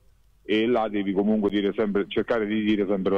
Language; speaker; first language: Italian; native; Italian